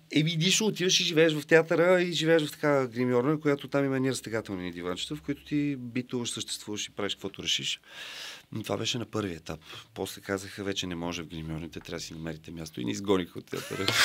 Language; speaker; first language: Bulgarian; native; Bulgarian